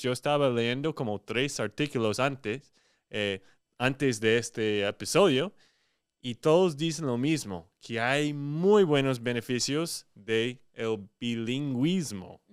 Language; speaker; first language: Spanish; non-native, fluent; English